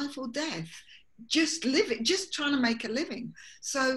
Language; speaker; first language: English; native; English